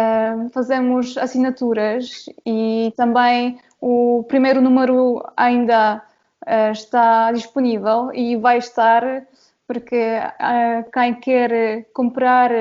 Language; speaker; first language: Portuguese; non-native, fluent; Polish